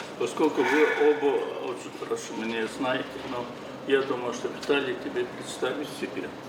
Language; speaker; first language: Russian; non-native, fluent; Mongolian